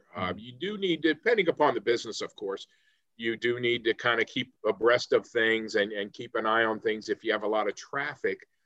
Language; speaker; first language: English; native; English